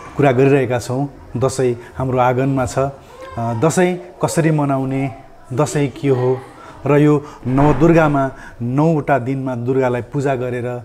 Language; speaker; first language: Nepali; native; Nepali